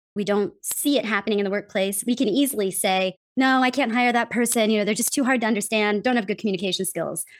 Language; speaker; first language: English; native; English